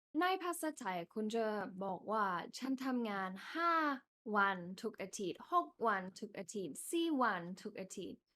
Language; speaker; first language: Thai; non-native, fluent; English